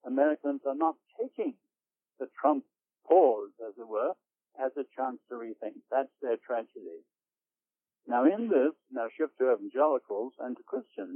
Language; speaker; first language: English; native; English